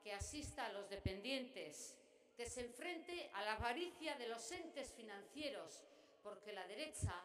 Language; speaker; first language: Spanish; non-native, local second language; Basque